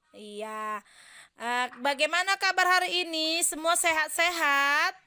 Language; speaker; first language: Indonesian; native; Indonesian